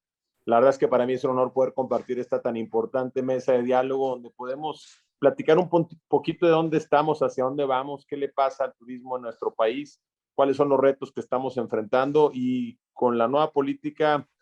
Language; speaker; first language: Spanish; native; Spanish